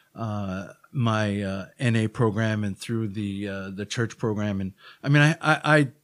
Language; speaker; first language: English; native; English